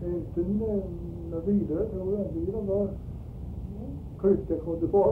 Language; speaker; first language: Swedish; early bilingual, heritage; Swedish